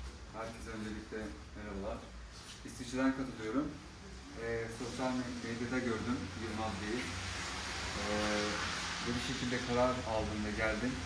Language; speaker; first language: Turkish; early bilingual, heritage; Turkish